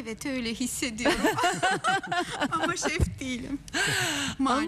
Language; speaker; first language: Turkish; non-native, fluent; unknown